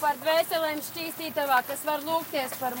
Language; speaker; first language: Latvian; native; Latvian